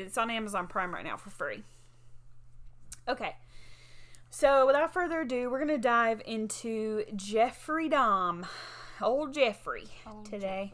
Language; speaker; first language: English; native; English